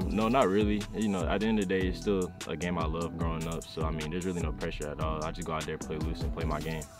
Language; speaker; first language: English; native; English